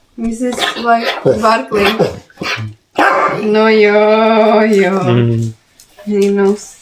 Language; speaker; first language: English; non-native, learner; Czech